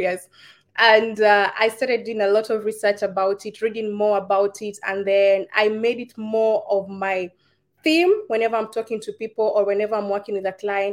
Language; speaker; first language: English; non-native, local second language; Kikuyu